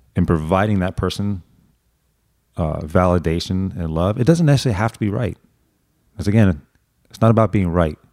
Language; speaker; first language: English; native; English